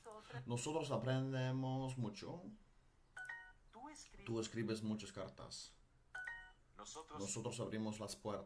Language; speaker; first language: Spanish; non-native, learner; Dutch